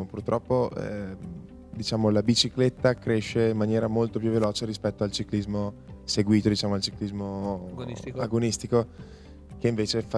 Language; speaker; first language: Italian; native; Italian